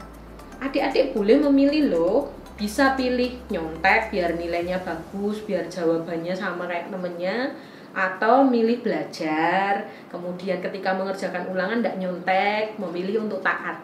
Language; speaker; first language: Indonesian; native; Indonesian